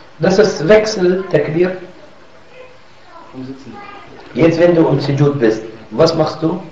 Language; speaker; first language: German; non-native, fluent; Arabic